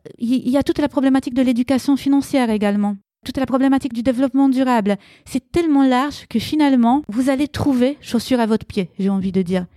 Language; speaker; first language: French; early bilingual, other home language; Romanian